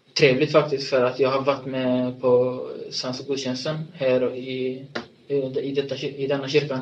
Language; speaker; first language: Swedish; non-native, fluent; Tigrinya